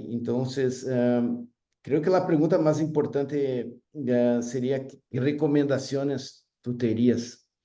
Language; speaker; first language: Spanish; non-native, fluent; Portuguese